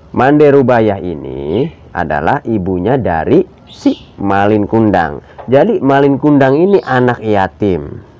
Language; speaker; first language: Indonesian; native; Indonesian